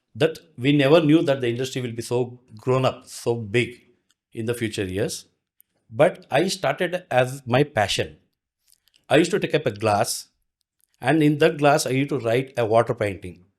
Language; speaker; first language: English; non-native, local second language; Kannada